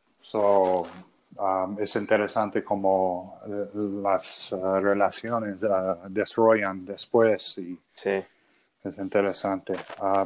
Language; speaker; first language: Spanish; early bilingual, other home language; English